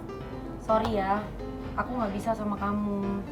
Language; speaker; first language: Indonesian; native; Indonesian